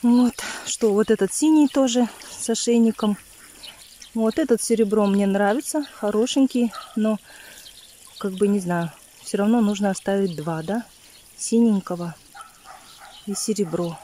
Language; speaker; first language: Russian; native; Russian